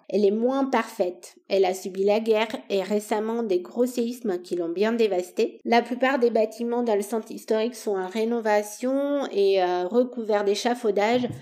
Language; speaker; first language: French; non-native, fluent; Romanian